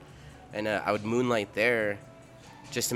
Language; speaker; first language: English; early bilingual, other home language; Spanish